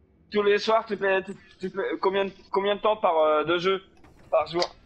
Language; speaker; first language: French; native; French